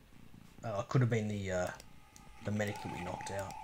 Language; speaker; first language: English; native; English